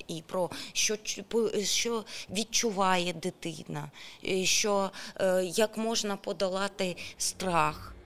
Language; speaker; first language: Ukrainian; non-native, local second language; Russian